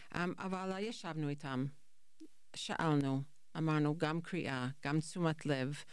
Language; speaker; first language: Hebrew; non-native, fluent; English